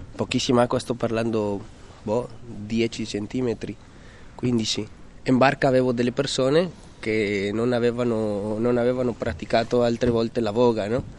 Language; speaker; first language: Italian; non-native, fluent; Spanish